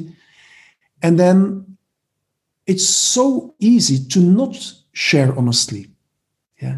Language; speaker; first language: English; non-native, fluent; Dutch